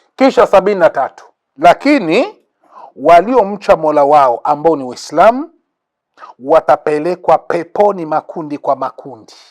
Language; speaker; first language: Swahili; native; Swahili